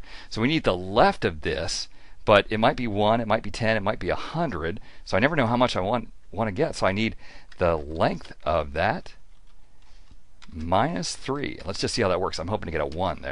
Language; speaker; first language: English; native; English